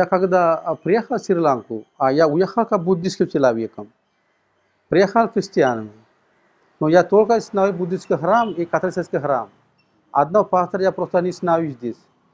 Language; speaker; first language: Russian; non-native, learner; Sinhala